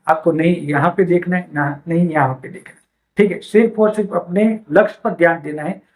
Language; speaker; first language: Hindi; non-native, local second language; Gujarati